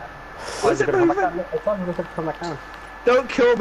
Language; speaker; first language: English; native; English